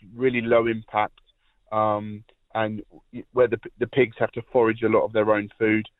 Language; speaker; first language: English; native; English